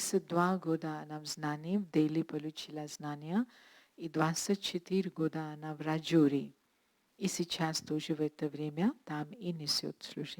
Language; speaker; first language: Russian; non-native, learner; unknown